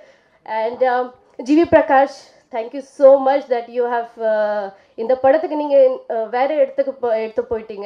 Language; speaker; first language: Tamil; non-native, fluent; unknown